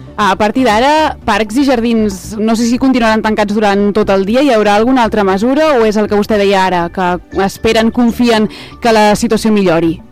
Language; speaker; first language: Catalan; native; Catalan